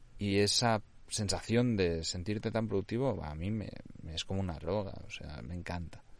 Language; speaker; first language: Spanish; non-native, local second language; Catalan